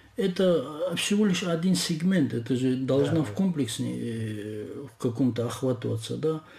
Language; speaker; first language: Russian; non-native, local second language; Lezghian